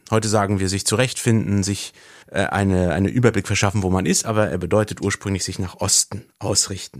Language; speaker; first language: German; native; German